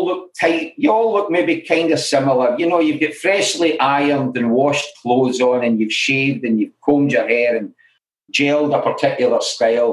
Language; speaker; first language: English; native; English